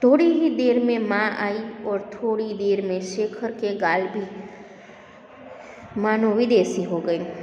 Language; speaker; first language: Hindi; non-native, local second language; Gujarati